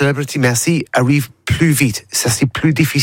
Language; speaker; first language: French; non-native, learner; English